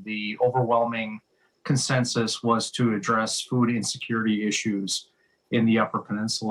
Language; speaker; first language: English; native; English